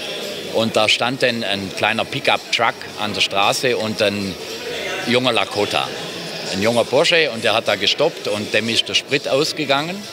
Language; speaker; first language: German; native; German